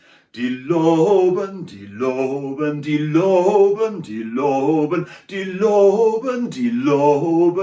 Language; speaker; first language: German; non-native, learner; English